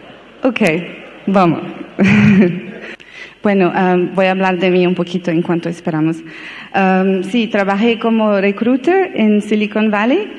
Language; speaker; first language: Spanish; non-native, learner; Portuguese